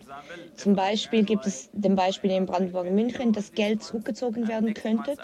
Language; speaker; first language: German; non-native, learner; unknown